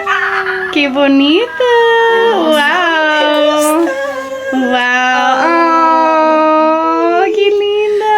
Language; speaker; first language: Spanish; non-native, learner; English